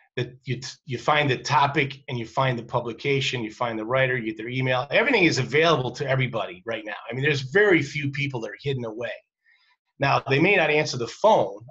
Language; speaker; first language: English; native; English